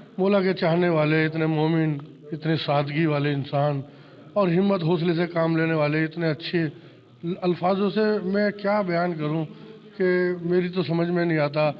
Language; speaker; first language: Urdu; native; Urdu